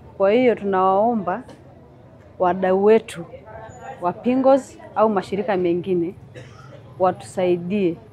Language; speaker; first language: Swahili; non-native, local second language; Masai